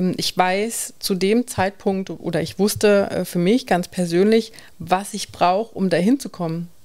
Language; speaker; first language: German; native; German